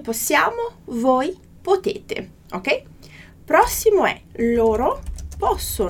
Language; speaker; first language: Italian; non-native, fluent; Portuguese